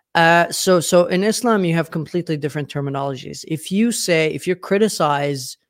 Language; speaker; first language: English; non-native, fluent; Arabic